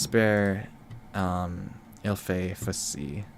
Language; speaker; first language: French; non-native, learner; English